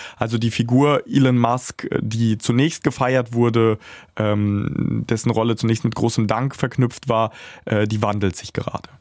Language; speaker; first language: German; early bilingual, other home language; Russian